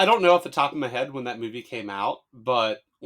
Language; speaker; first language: English; native; English